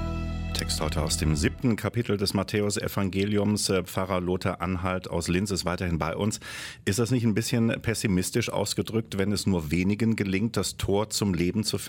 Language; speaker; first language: German; native; German